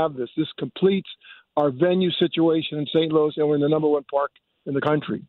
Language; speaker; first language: English; native; English